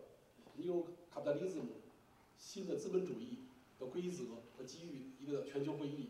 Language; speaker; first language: Chinese; native; Chinese